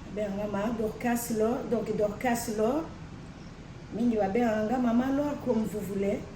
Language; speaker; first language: Lingala; native; Lingala